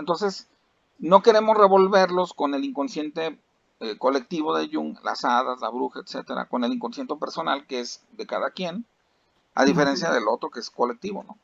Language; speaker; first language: Spanish; native; Spanish